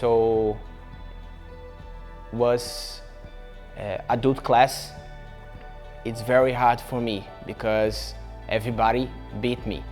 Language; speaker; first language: English; non-native, learner; Portuguese